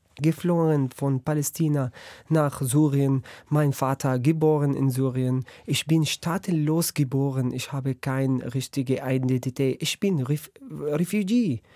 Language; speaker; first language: German; non-native, learner; Arabic